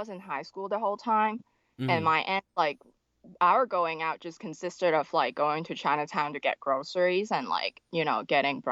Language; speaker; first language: English; non-native, local second language; Cantonese